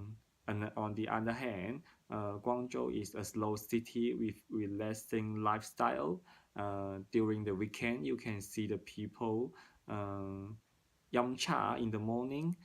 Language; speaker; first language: English; non-native, learner; Cantonese